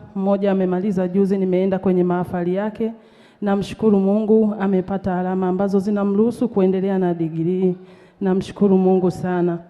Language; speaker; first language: Swahili; native; Swahili